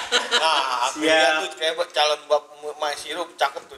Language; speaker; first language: Indonesian; native; Indonesian